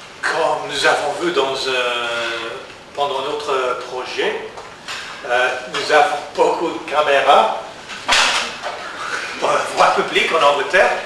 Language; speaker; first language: French; non-native, learner; English